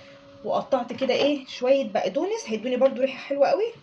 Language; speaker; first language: Arabic; native; Arabic